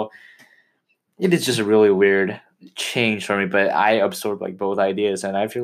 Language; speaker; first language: English; non-native, fluent; Chinese